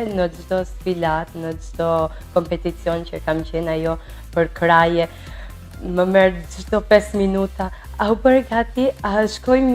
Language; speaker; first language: Albanian; early bilingual, heritage; Albanian